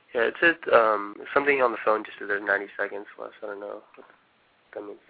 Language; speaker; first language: English; early bilingual, other home language; Korean